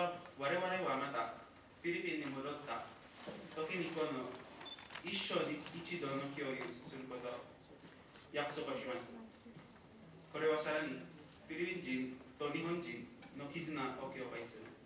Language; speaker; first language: Japanese; non-native, learner; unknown